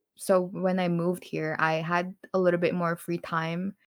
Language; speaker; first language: English; non-native, local second language; Filipino